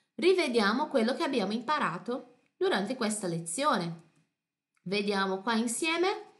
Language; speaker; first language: Italian; non-native, fluent; Portuguese